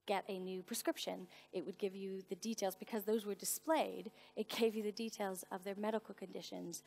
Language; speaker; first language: English; native; English